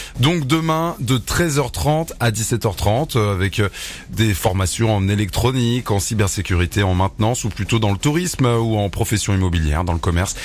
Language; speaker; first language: French; native; French